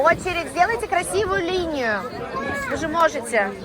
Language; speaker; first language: Russian; native; Russian